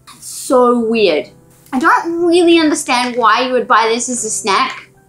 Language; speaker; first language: English; native; English